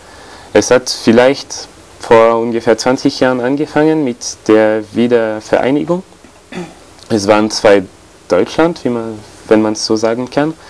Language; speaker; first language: German; non-native, fluent; French